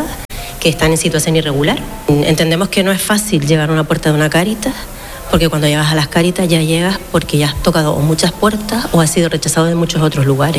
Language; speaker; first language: Spanish; native; Spanish